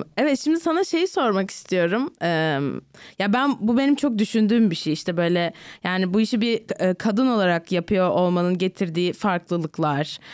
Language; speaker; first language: Turkish; native; Turkish